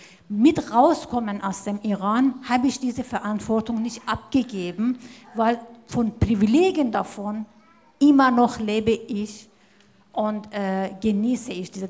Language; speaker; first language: German; non-native, fluent; Persian